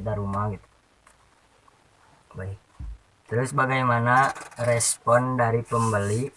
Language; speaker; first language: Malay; non-native, local second language; Sundanese